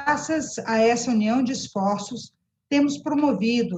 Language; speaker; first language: Portuguese; native; Portuguese